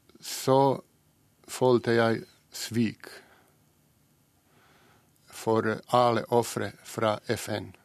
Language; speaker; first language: Norwegian; non-native, fluent; Bosnian